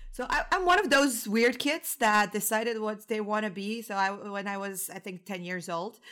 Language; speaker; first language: English; non-native, fluent; Croatian